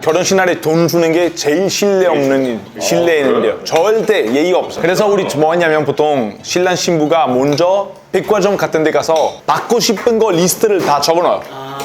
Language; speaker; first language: Korean; non-native, fluent; Italian